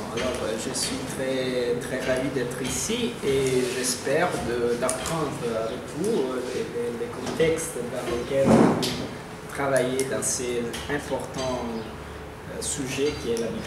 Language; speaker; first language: French; non-native, fluent; Italian